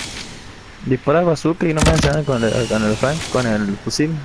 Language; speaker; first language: Spanish; native; Spanish